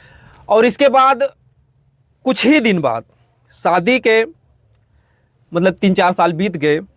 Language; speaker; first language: Hindi; native; Hindi